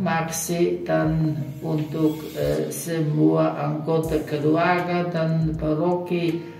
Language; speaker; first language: Indonesian; non-native, fluent; German